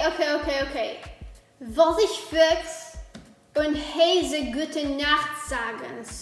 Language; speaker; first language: German; non-native, learner; Polish